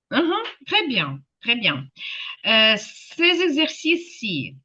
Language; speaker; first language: French; non-native, fluent; Ukrainian